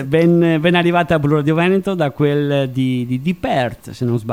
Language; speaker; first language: Italian; native; Italian